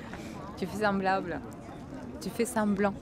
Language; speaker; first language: French; non-native, fluent; Russian